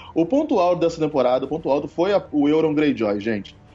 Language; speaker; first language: Portuguese; native; Portuguese